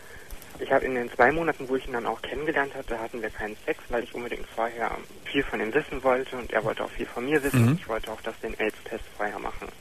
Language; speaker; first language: German; native; German